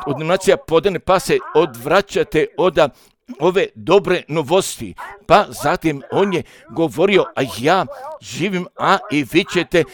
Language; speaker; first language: Croatian; early bilingual, heritage; Croatian